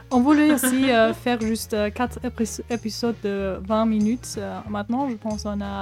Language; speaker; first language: French; non-native, fluent; German